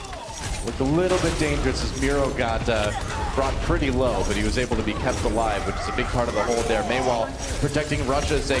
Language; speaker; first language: English; native; English